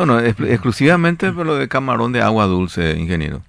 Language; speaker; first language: Spanish; native; Spanish